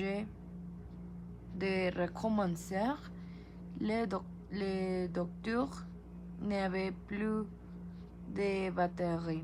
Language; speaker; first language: French; non-native, learner; Spanish